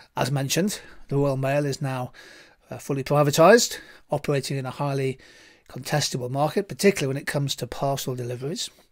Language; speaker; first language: English; native; English